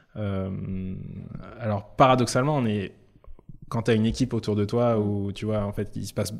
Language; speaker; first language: French; native; French